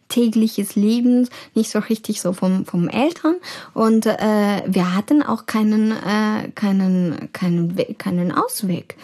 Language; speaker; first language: German; early bilingual, heritage; German